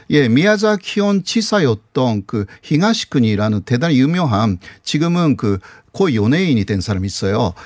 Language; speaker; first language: Korean; non-native, fluent; Japanese